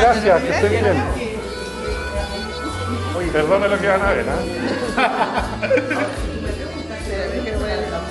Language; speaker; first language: Spanish; native; Spanish